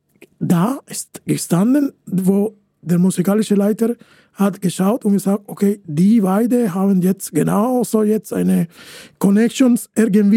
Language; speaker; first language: German; non-native, fluent; Spanish